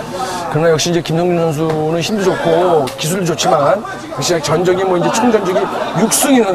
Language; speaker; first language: Korean; native; Korean